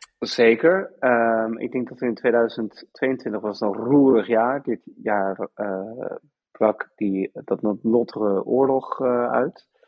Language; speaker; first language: Dutch; early bilingual, other home language; Persian